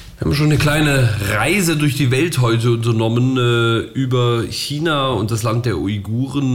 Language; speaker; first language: German; native; German